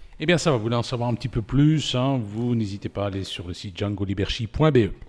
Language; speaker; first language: French; native; French